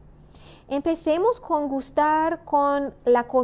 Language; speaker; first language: Spanish; non-native, fluent; English